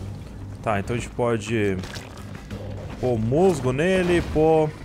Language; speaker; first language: Portuguese; native; Portuguese